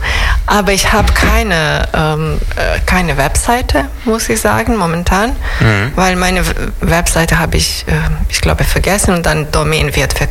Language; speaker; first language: German; non-native, fluent; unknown